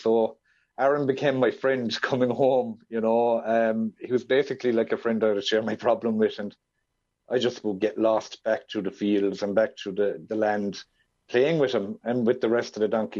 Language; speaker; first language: English; native; English